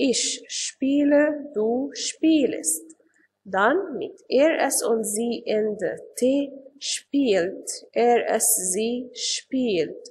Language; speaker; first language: German; non-native, fluent; Arabic